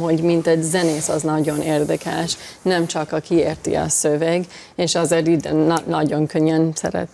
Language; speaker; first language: Hungarian; early bilingual, heritage; English